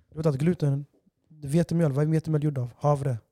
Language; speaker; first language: Swedish; non-native, fluent; Somali